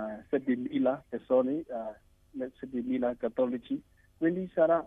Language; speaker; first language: Italian; non-native, learner; Burmese